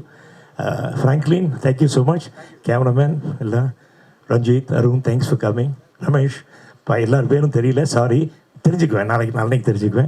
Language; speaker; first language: Tamil; native; Tamil